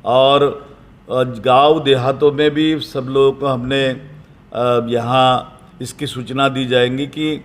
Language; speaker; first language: Hindi; non-native, local second language; Marathi